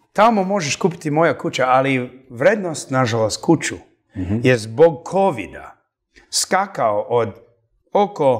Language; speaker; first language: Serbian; early bilingual, heritage; English